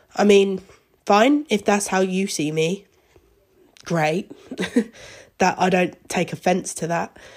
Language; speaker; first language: English; native; English